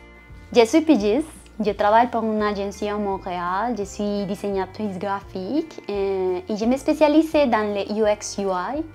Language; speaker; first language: French; non-native, learner; Spanish